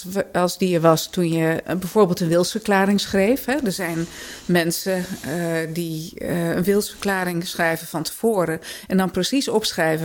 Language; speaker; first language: Dutch; native; Dutch